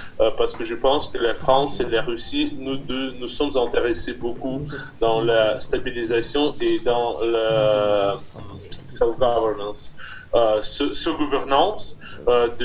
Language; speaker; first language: French; non-native, fluent; Russian